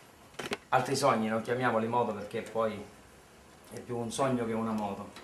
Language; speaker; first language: Italian; native; Italian